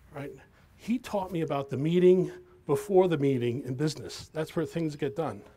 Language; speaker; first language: English; native; English